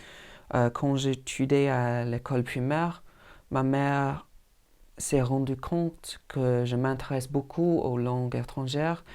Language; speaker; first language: French; non-native, fluent; English